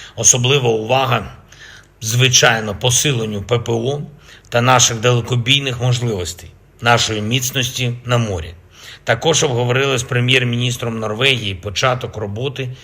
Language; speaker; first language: Ukrainian; non-native, local second language; Russian